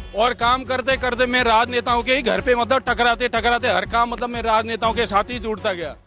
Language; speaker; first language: Hindi; non-native, local second language; Assamese